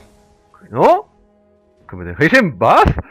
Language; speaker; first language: Spanish; native; Spanish